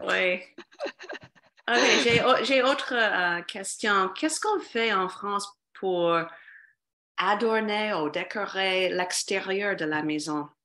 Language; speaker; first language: French; non-native, fluent; English